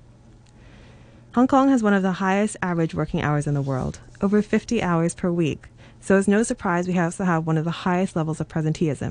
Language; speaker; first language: English; non-native, local second language; Cantonese